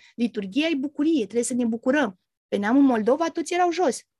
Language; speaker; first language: Romanian; native; Romanian